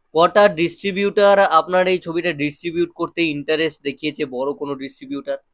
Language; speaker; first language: Bangla; native; Bangla